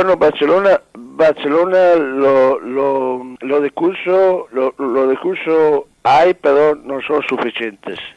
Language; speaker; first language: Spanish; non-native, learner; Italian